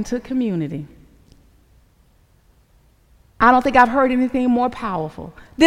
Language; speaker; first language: English; native; English